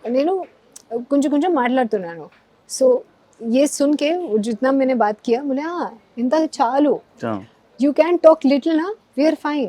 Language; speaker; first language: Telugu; non-native, learner; Hindi